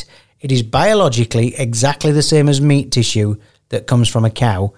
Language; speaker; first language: English; native; English